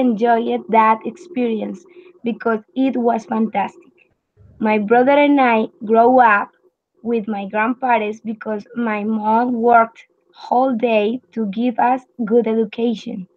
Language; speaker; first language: English; non-native, learner; Spanish